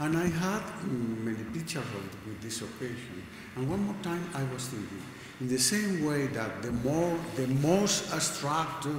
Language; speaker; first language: English; non-native, learner; Spanish